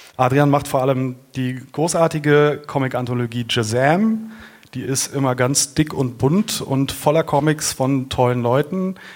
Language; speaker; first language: German; native; German